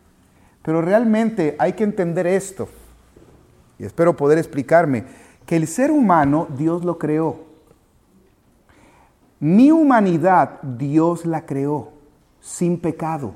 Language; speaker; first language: Spanish; native; Spanish